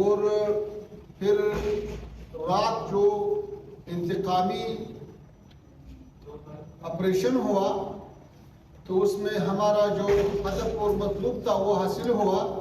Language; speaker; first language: Hindi; non-native, fluent; Pashto